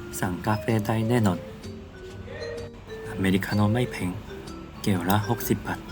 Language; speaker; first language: Thai; non-native, learner; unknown